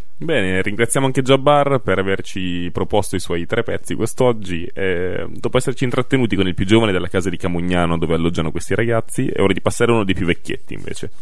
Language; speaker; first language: Italian; native; Italian